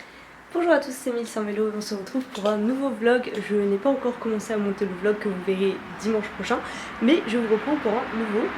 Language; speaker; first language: French; native; French